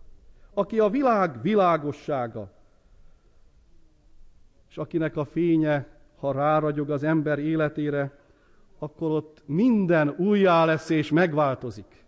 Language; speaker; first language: Hungarian; native; Hungarian